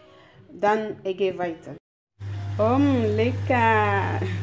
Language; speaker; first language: German; non-native, learner; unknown